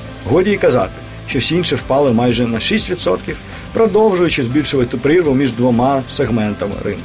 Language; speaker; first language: Ukrainian; native; Ukrainian